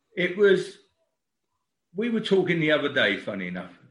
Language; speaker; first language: English; native; English